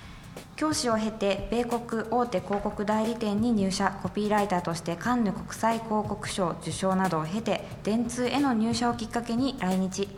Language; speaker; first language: Japanese; native; Japanese